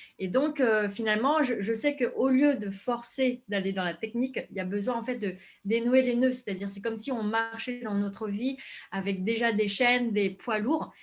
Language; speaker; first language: French; non-native, fluent; Vietnamese